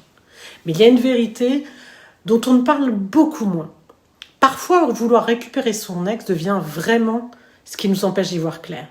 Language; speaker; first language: French; native; French